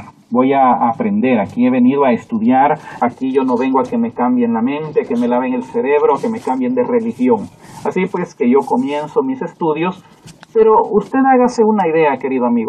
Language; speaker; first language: Spanish; native; Spanish